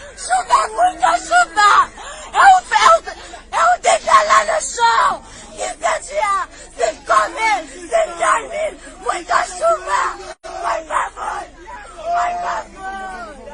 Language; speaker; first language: Portuguese; non-native, learner; Haitian Creole